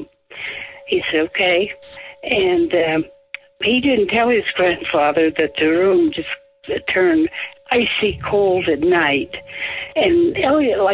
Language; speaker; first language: English; native; English